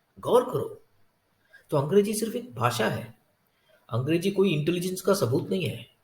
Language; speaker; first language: Hindi; non-native, local second language; Tamil